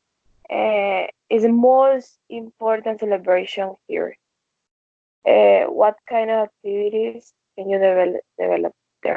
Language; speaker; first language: English; non-native, learner; Spanish